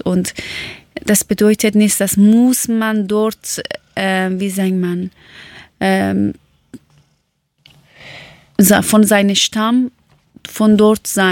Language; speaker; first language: German; non-native, fluent; Persian